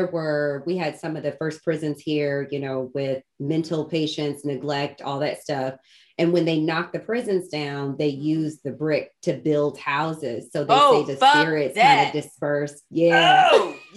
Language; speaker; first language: English; native; English